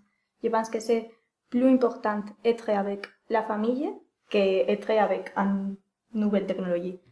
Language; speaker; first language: French; non-native, learner; Spanish